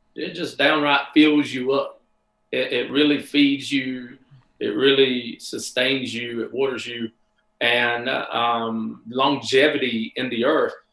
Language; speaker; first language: English; native; English